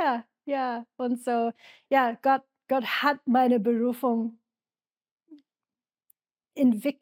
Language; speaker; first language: German; non-native, fluent; English